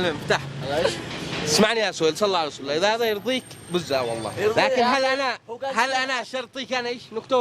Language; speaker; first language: Arabic; native; Arabic